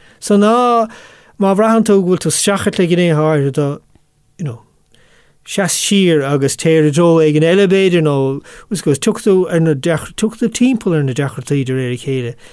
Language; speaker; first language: Irish; non-native, local second language; English